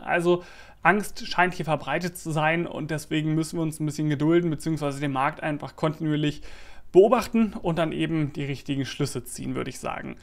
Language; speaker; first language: German; native; German